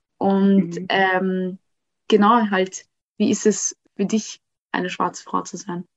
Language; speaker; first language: German; early bilingual, other home language; Somali